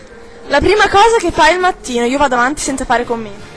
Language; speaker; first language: Italian; native; Italian